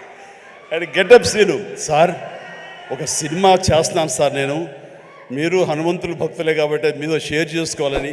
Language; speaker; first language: Telugu; native; Telugu